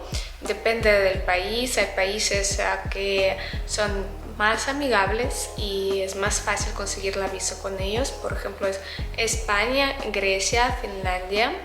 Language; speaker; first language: Spanish; non-native, fluent; Russian